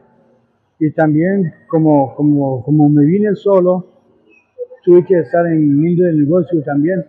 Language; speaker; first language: Spanish; non-native, fluent; Persian